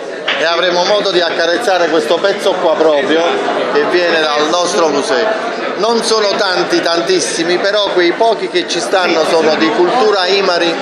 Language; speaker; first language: Italian; native; Italian